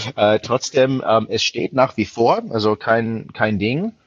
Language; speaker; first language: German; non-native, fluent; English